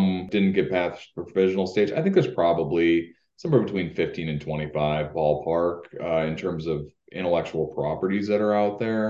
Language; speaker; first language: English; native; English